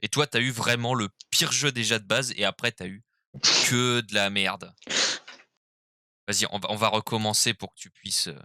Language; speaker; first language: French; native; French